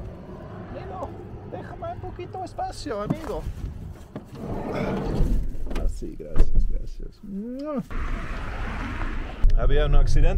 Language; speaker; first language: Spanish; non-native, learner; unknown